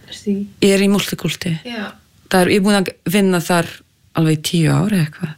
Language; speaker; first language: Icelandic; non-native, fluent; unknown